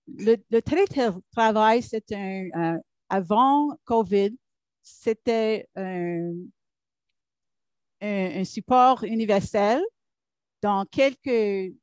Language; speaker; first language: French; non-native, learner; English